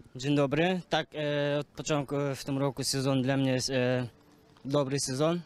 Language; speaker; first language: Polish; non-native, learner; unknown